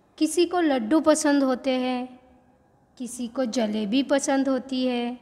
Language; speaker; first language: Hindi; non-native, local second language; Marathi